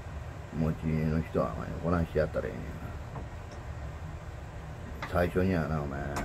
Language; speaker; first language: Japanese; native; Japanese